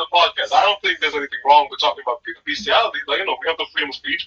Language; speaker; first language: English; native; English